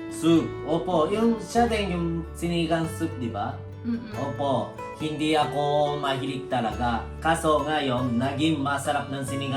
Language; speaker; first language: Filipino; non-native, learner; Japanese